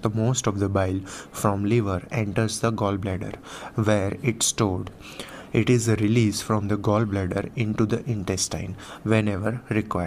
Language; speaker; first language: English; non-native, local second language; Gujarati